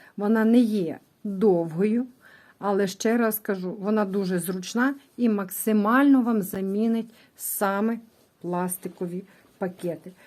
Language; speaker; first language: Ukrainian; native; Ukrainian